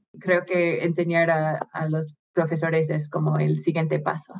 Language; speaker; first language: Spanish; non-native, fluent; English